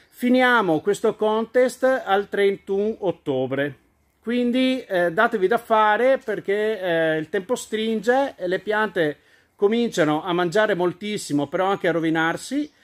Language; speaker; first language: Italian; native; Italian